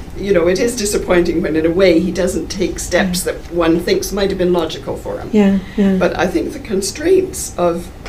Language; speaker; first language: English; native; English